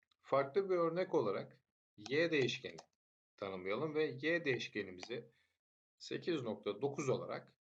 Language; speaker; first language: Turkish; native; Turkish